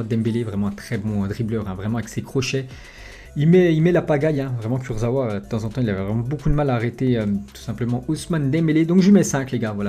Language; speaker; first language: French; native; French